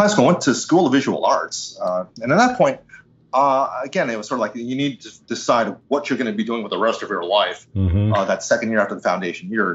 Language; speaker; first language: English; native; English